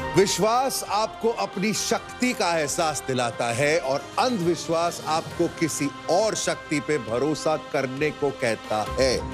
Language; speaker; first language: Hindi; native; Hindi